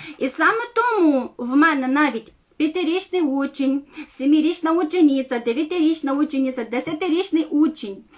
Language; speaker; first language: Ukrainian; non-native, local second language; Romanian